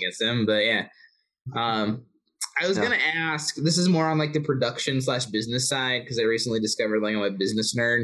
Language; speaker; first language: English; native; English